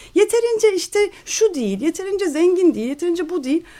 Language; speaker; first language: Turkish; native; Turkish